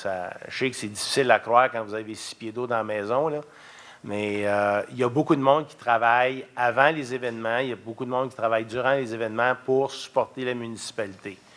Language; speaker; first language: French; native; French